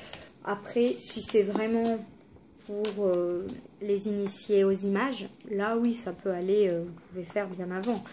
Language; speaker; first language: French; native; French